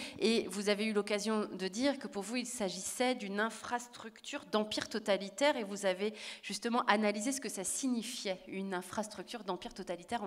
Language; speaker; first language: French; native; French